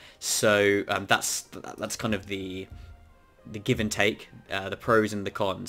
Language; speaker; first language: English; native; English